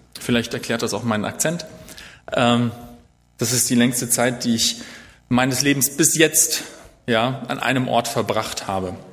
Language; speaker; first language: German; native; German